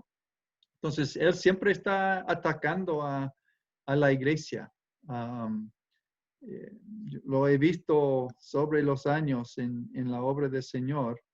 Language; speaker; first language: Spanish; non-native, fluent; English